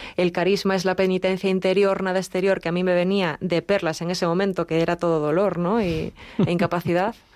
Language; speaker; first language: Spanish; native; Spanish